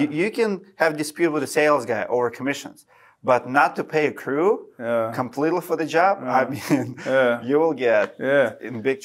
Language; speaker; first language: English; non-native, fluent; Russian